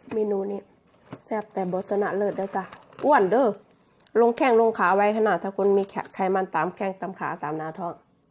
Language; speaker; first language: Thai; native; Thai